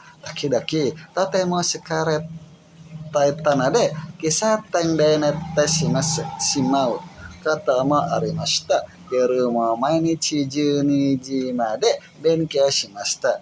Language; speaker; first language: Japanese; non-native, learner; Indonesian